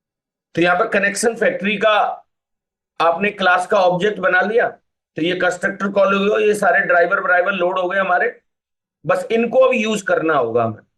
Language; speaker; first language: Hindi; native; Hindi